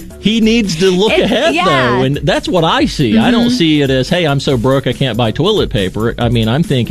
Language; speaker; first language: English; native; English